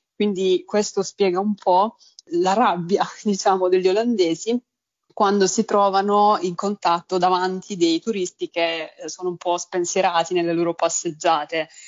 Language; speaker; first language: Italian; native; Italian